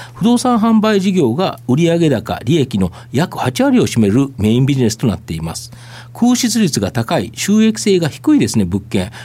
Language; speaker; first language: Japanese; native; Japanese